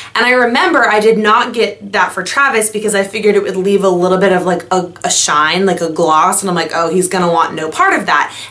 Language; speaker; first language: English; native; English